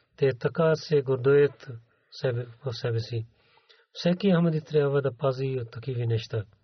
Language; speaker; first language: Bulgarian; non-native, learner; Urdu